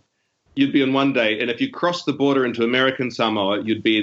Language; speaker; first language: English; native; English